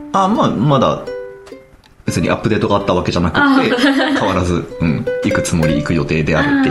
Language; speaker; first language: Japanese; native; Japanese